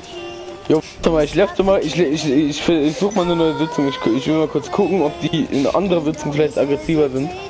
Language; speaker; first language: German; native; German